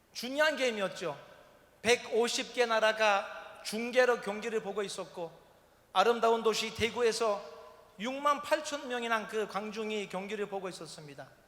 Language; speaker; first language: Korean; non-native, fluent; Turkish